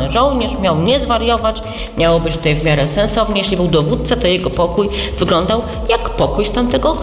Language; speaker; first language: Polish; native; Polish